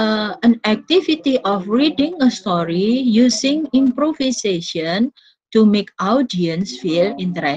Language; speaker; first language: English; non-native, fluent; Indonesian